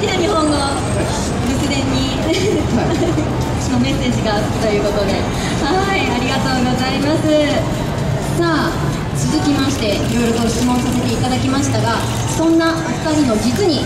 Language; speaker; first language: Japanese; native; Japanese